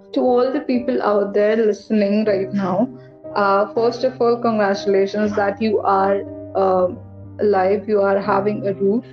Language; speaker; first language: English; non-native, local second language; Hindi